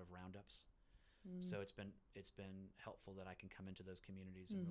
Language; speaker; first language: English; early bilingual, other home language; Spanish